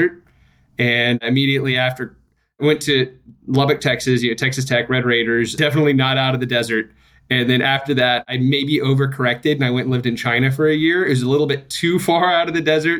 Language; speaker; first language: English; native; English